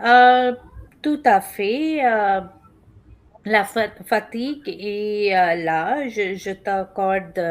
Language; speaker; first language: French; non-native, fluent; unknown